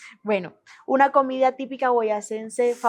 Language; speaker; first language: Spanish; native; Spanish